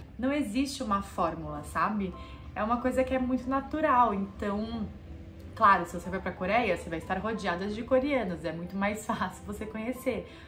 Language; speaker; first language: Portuguese; native; Portuguese